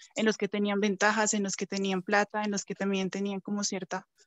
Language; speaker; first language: Spanish; native; Spanish